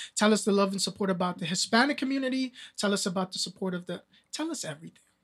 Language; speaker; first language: English; early bilingual, other home language; Spanish